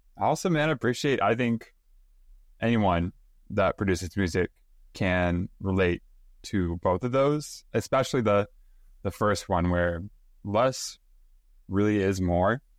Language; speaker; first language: English; native; English